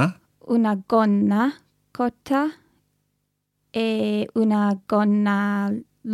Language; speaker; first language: Italian; non-native, learner; English